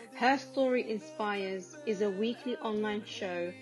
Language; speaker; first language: English; early bilingual, other home language; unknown